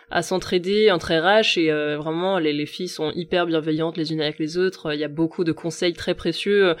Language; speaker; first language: French; native; French